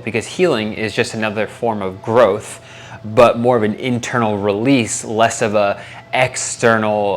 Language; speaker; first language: English; native; English